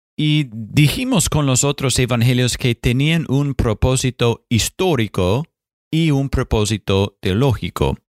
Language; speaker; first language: Spanish; non-native, fluent; English